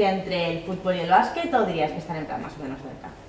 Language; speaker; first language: Spanish; native; Spanish